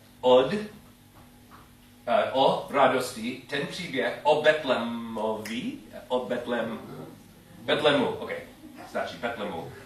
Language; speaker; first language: Czech; non-native, learner; English